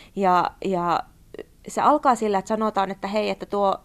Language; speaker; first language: Finnish; native; Finnish